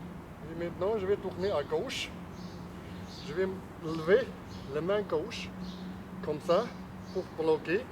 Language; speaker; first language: French; non-native, learner; Chinese